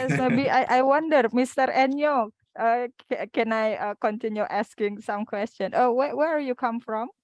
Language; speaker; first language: English; non-native, fluent; Indonesian